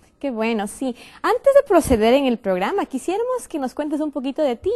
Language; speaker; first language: Spanish; native; Spanish